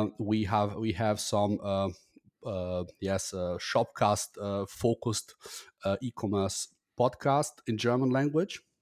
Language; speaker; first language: English; non-native, fluent; German